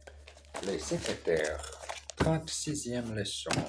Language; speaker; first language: French; non-native, learner; Portuguese